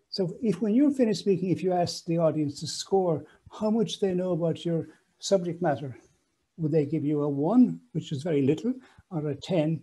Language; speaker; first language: English; native; English